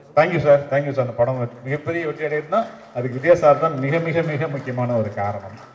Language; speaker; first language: Tamil; native; Tamil